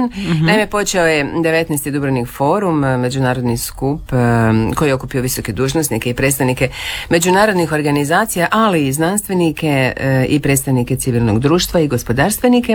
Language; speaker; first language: Serbian; native; Serbian